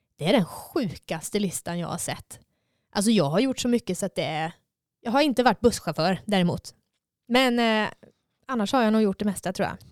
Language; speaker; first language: Swedish; native; Swedish